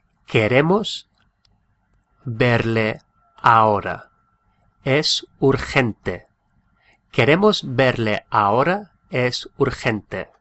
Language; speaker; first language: Spanish; non-native, fluent; English